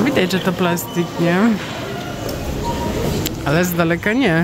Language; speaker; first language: Polish; native; Polish